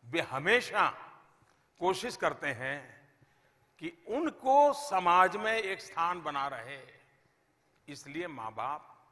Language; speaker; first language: Hindi; native; Hindi